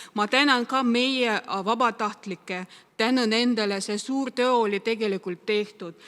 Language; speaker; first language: Estonian; non-native, local second language; Russian